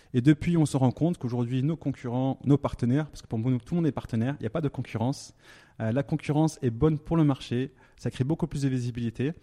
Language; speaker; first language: French; native; French